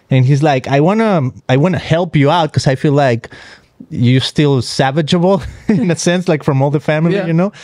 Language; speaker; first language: English; non-native, fluent; Spanish